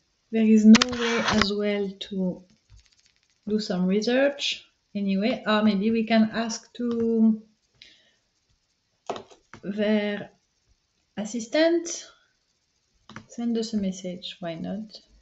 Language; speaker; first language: English; non-native, fluent; French